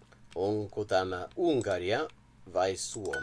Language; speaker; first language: Finnish; non-native, learner; English